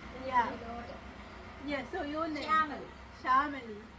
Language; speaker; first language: English; non-native, learner; Korean